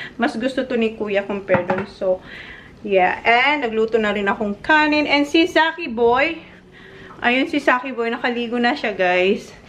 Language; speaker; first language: Filipino; non-native, local second language; Bikol